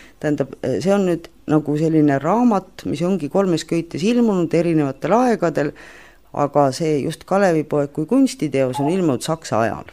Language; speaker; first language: Estonian; native; Estonian